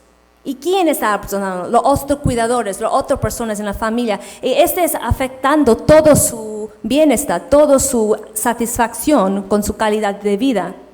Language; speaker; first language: Spanish; non-native, fluent; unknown